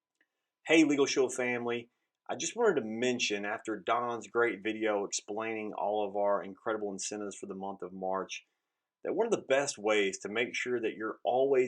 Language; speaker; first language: English; native; English